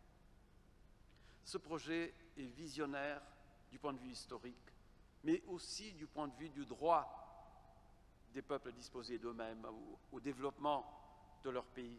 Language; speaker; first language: French; non-native, fluent; Kabuverdianu